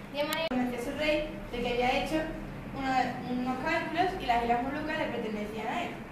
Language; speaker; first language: Spanish; native; Spanish